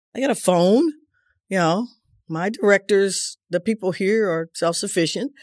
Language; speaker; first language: English; native; English